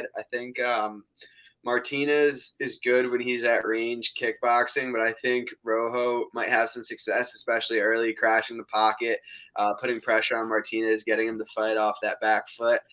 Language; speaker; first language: English; native; English